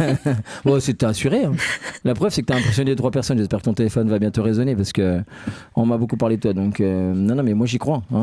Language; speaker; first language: French; native; French